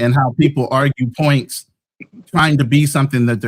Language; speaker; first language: English; native; English